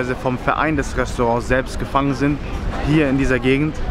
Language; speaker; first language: German; native; German